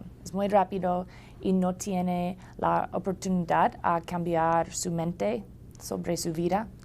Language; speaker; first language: Spanish; non-native, learner; English